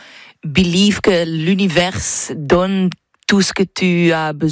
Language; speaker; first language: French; non-native, fluent; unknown